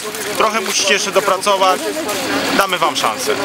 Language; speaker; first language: Polish; native; Polish